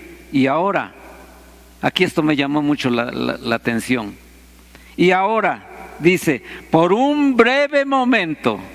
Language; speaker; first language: Spanish; native; Spanish